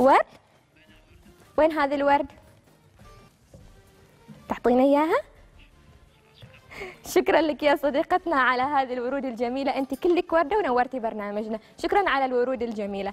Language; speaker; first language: Arabic; native; Arabic